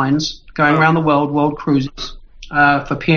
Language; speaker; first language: English; native; English